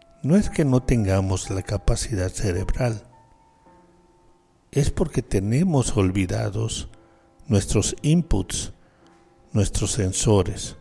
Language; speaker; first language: Spanish; native; Spanish